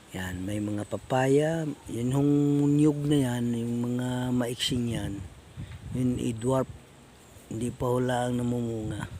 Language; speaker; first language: Filipino; native; Filipino